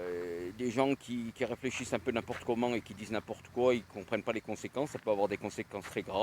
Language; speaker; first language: French; native; French